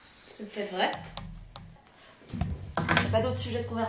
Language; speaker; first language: French; native; French